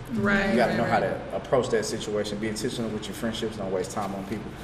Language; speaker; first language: English; native; English